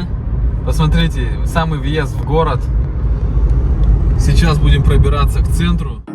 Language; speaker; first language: Russian; native; Russian